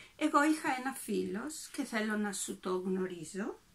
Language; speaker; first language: Greek; non-native, learner; Italian